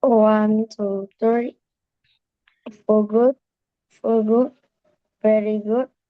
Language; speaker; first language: English; non-native, learner; Vietnamese